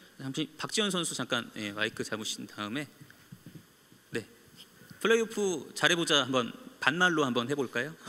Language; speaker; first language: Korean; native; Korean